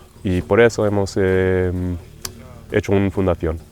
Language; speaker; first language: Spanish; non-native, fluent; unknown